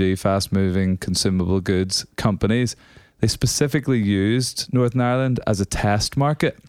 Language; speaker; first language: English; native; English